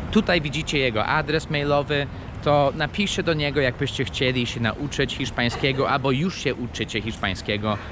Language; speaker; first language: Polish; non-native, fluent; English